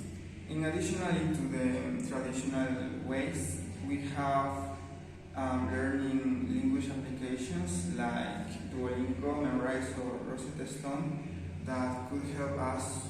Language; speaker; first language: English; non-native, learner; Spanish